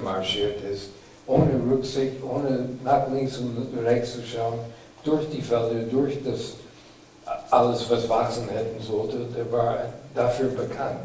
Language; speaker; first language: German; non-native, fluent; English